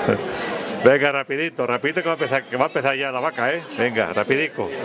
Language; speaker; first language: Spanish; native; Spanish